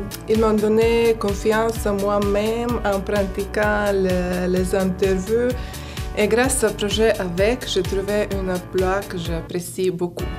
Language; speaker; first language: French; non-native, fluent; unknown